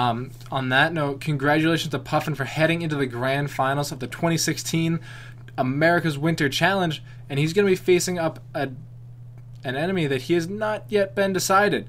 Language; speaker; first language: English; native; English